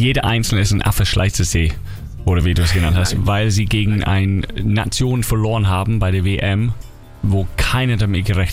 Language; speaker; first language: German; non-native, fluent; English